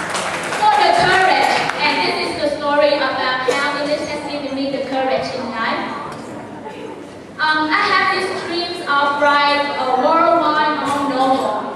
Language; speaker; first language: English; non-native, learner; Vietnamese